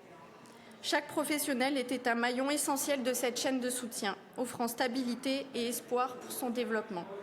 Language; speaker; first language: French; native; French